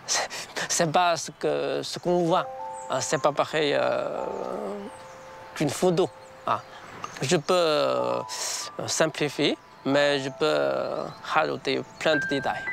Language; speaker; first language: French; non-native, fluent; Chinese